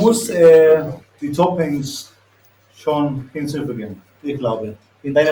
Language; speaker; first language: German; non-native, learner; Spanish